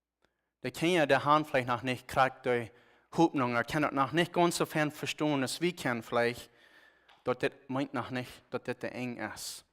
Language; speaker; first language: German; non-native, learner; Plautdietsch